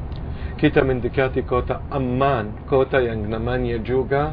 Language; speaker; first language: Indonesian; non-native, fluent; Arabic